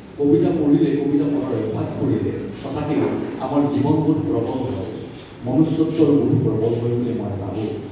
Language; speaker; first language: Assamese; native; Assamese